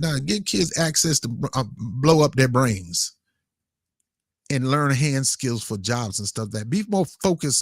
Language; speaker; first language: English; native; English